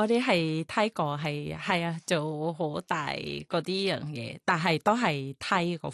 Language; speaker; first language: Cantonese; non-native, fluent; Thai